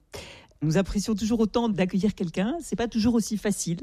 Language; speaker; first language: French; native; French